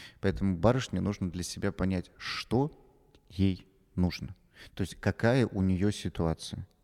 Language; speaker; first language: Russian; native; Russian